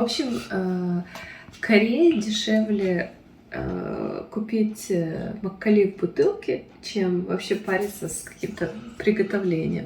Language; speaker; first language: Russian; non-native, fluent; Ukrainian